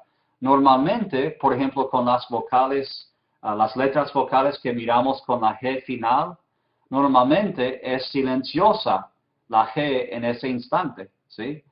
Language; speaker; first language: Spanish; non-native, fluent; English